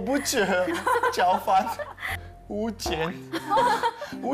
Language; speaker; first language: Chinese; non-native, learner; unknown